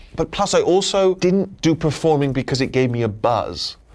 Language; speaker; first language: English; native; English